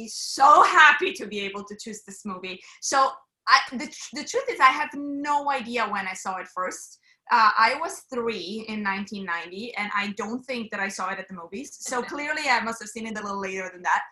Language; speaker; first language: English; non-native, fluent; German